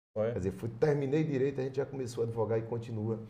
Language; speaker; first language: Portuguese; native; Portuguese